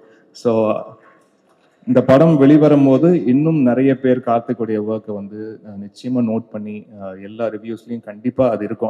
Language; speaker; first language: Tamil; native; Tamil